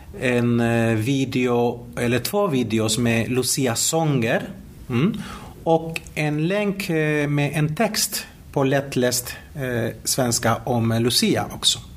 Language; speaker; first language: Swedish; non-native, fluent; Spanish